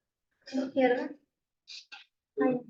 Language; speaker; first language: Spanish; native; Spanish